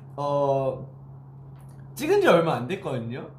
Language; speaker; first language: Korean; early bilingual, heritage; Korean